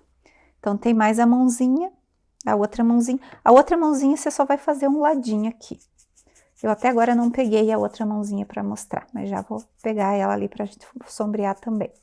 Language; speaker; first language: Portuguese; native; Portuguese